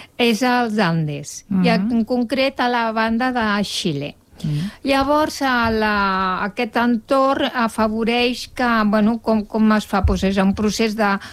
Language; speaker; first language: Catalan; non-native, local second language; Spanish